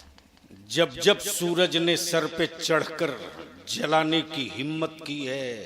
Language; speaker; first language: Hindi; native; Hindi